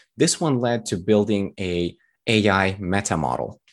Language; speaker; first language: English; early bilingual, other home language; Tajik